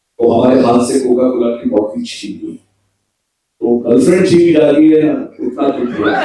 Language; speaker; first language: Hindi; non-native, local second language; Gujarati